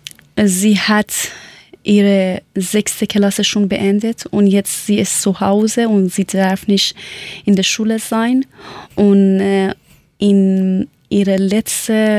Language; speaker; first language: German; non-native, learner; Persian